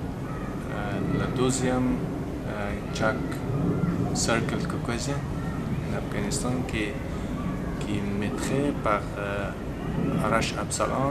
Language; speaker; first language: French; non-native, learner; Persian